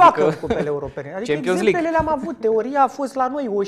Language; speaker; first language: Romanian; native; Romanian